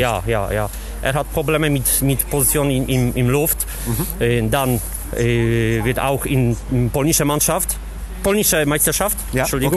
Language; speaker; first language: German; non-native, learner; Polish